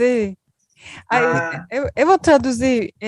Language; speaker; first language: Portuguese; non-native, learner; Turkish